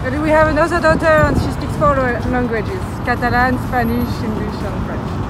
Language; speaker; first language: English; non-native, fluent; French